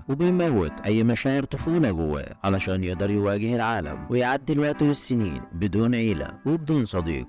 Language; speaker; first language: Arabic; native; Arabic